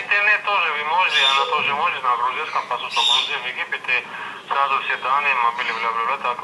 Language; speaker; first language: Russian; native; Russian